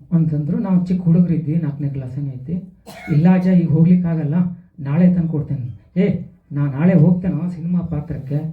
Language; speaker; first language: Kannada; native; Kannada